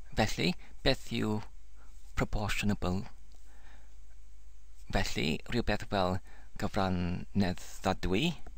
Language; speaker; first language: Welsh; non-native, learner; English